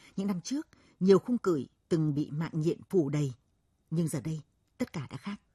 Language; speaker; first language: Vietnamese; native; Vietnamese